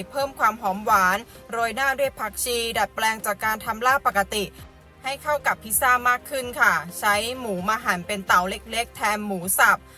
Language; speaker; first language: Thai; native; Thai